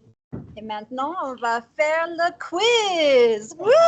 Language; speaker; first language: French; non-native, fluent; English